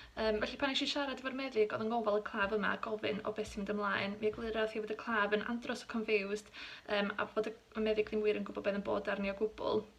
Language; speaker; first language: Welsh; native; Welsh